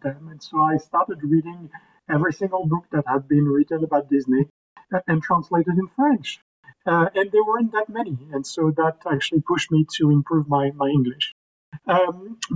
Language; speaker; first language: English; non-native, fluent; French